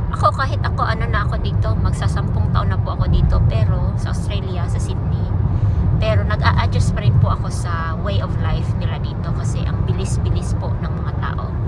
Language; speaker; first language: Filipino; non-native, local second language; Cebuano